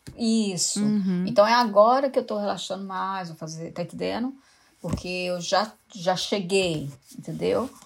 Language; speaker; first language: Portuguese; native; Portuguese